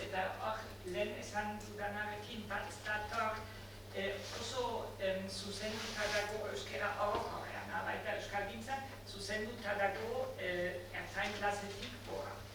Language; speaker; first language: Basque; non-native, fluent; German